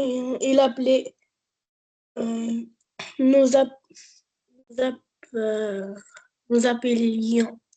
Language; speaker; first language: French; non-native, learner; Arabic